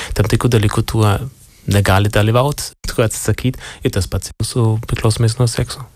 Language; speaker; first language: Lithuanian; non-native, fluent; German